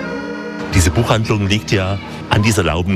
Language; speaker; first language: German; native; German